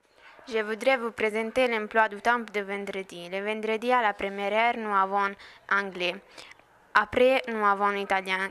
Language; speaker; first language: French; non-native, learner; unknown